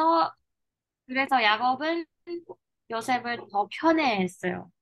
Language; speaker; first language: Korean; non-native, learner; Chinese